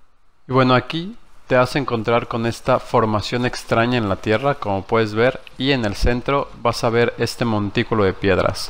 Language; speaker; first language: Spanish; native; Spanish